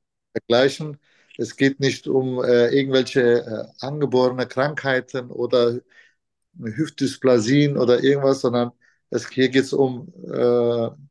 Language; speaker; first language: German; non-native, fluent; Turkish